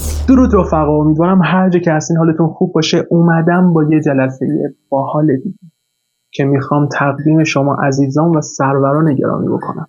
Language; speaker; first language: Persian; native; Persian